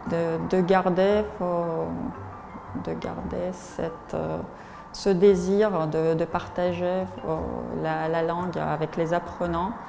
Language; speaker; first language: French; non-native, fluent; Russian